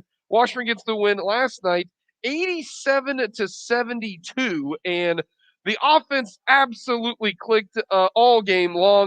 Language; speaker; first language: English; native; English